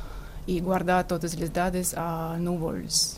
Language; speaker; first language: Catalan; non-native, fluent; Russian